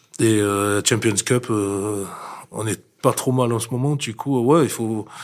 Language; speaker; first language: French; non-native, fluent; English